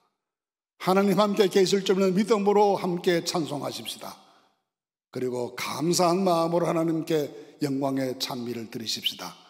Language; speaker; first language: Korean; native; Korean